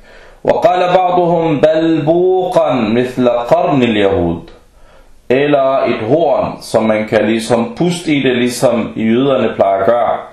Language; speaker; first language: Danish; early bilingual, other home language; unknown